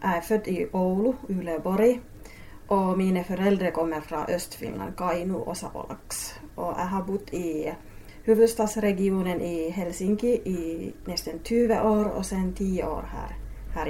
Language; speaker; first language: Norwegian; non-native, fluent; Finnish